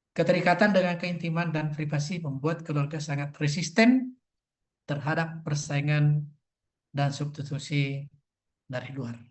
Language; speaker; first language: Indonesian; non-native, local second language; Buginese